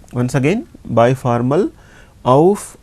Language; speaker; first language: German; non-native, learner; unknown